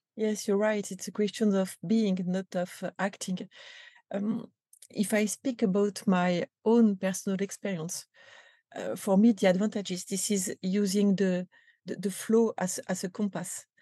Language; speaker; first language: English; non-native, fluent; French